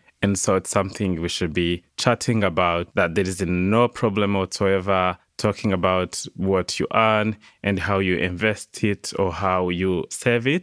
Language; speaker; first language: English; non-native, local second language; Kinyarwanda